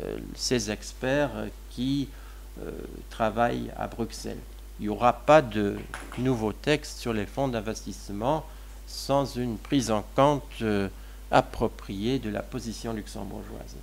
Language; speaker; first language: French; non-native, local second language; Luxembourgish